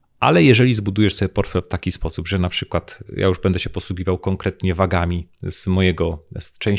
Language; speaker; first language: Polish; native; Polish